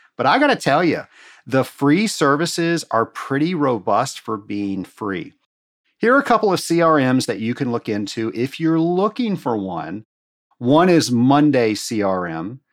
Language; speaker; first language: English; native; English